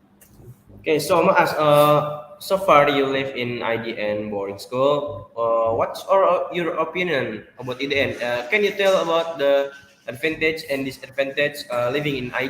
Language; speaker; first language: English; non-native, learner; Indonesian